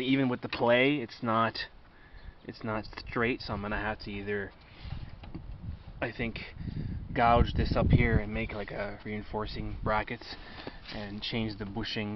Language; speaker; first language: English; native; English